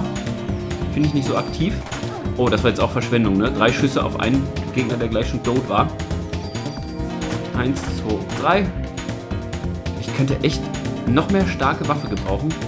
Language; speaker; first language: German; native; German